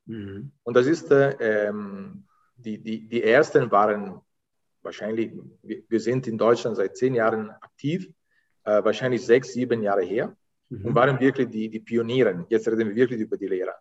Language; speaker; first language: German; non-native, fluent; Italian